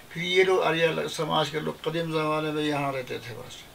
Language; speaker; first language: Hindi; native; Hindi